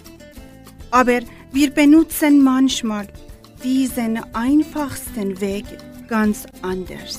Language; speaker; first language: German; non-native, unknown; Persian